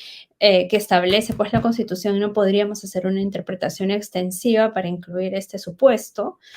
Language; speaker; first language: Spanish; native; Spanish